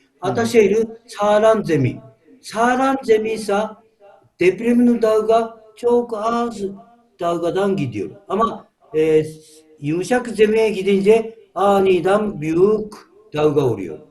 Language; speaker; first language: Turkish; non-native, learner; Japanese